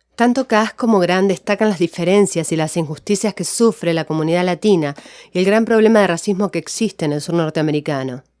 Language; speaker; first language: Spanish; native; Spanish